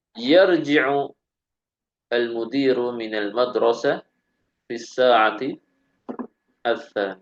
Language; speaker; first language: Arabic; non-native, fluent; Indonesian